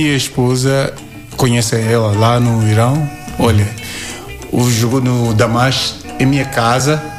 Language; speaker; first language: Portuguese; non-native, learner; Yoruba